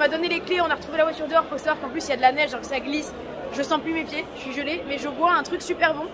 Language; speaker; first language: French; native; French